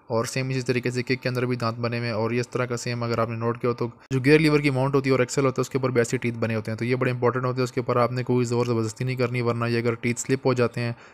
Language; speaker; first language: Urdu; native; Urdu